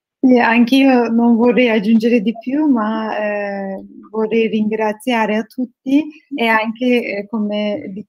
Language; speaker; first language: Italian; non-native, learner; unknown